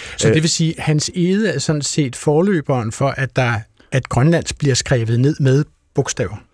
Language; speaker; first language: Danish; native; Danish